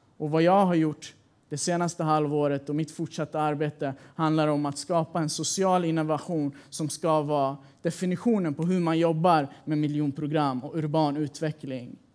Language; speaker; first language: Swedish; early bilingual, other home language; Persian